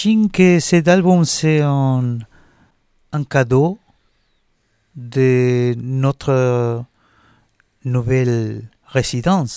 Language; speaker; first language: French; non-native, learner; Spanish